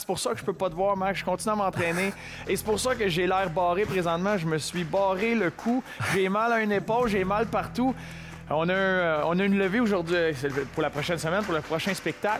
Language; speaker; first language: French; native; French